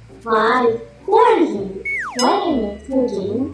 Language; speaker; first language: English; non-native, learner; Russian